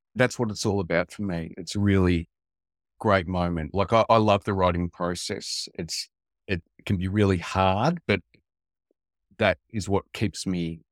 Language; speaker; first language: English; native; English